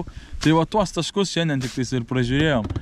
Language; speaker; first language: Lithuanian; native; Lithuanian